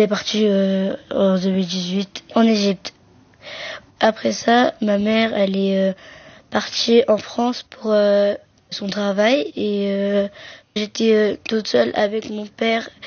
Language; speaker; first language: French; early bilingual, other home language; Arabic